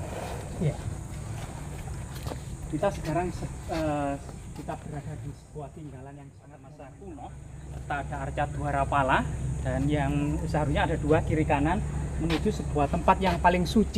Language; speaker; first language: Indonesian; native; Indonesian